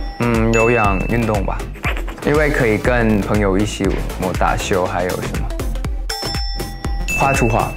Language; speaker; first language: Chinese; non-native, fluent; Thai